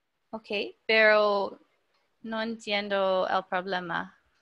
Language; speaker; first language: Spanish; non-native, fluent; English